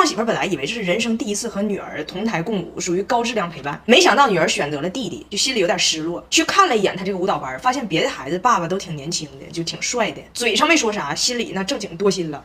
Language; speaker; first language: Chinese; native; Chinese